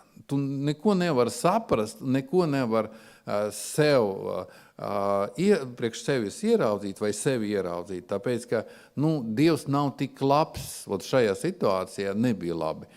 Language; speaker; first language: Latvian; non-native, local second language; Russian